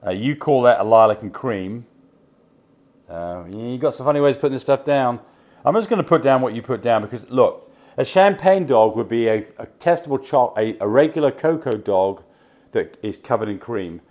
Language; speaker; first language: English; native; English